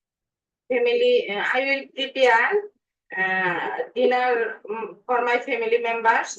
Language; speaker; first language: English; non-native, learner; Bangla